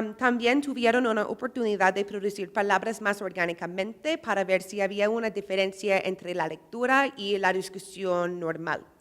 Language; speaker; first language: Spanish; non-native, fluent; English